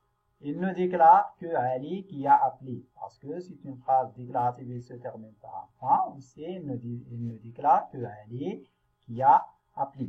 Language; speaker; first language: French; non-native, local second language; Arabic